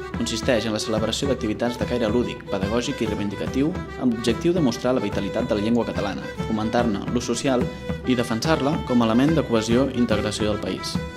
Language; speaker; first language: Catalan; native; Catalan